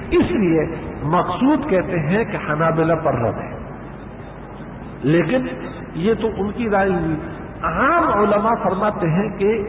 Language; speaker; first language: Urdu; non-native, local second language; Pashto